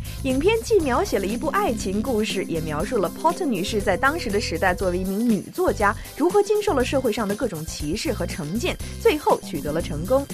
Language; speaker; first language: Chinese; native; Chinese